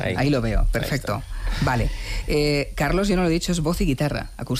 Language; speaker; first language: Spanish; native; Spanish